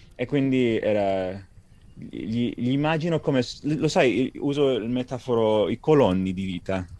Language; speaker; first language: Italian; non-native, learner; English